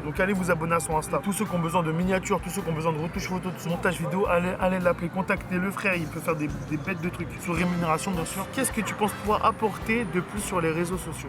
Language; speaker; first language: French; native; French